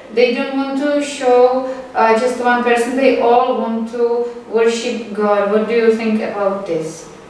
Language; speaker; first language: English; non-native, fluent; Czech